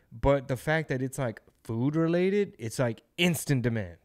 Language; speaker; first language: English; native; English